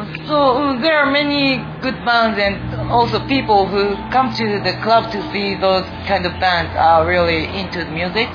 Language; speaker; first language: English; non-native, fluent; Japanese